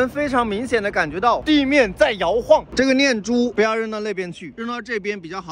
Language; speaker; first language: Chinese; native; Chinese